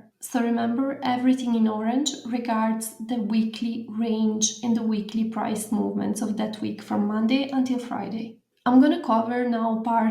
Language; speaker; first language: English; non-native, fluent; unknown